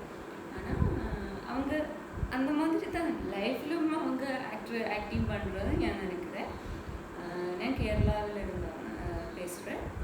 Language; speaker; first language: Tamil; non-native, learner; Malayalam